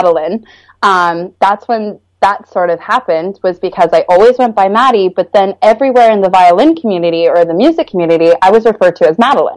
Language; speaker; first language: English; native; English